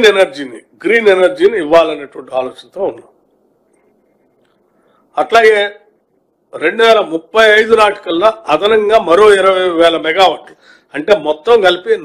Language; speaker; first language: Telugu; native; Telugu